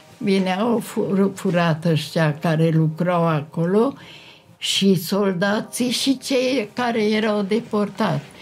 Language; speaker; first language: Romanian; non-native, local second language; Hungarian